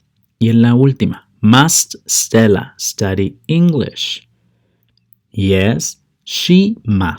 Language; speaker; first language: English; non-native, fluent; Spanish